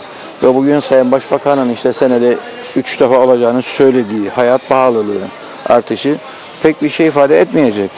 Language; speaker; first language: Turkish; native; Turkish